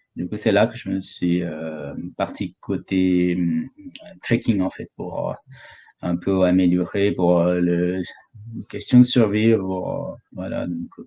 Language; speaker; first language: French; non-native, fluent; Nepali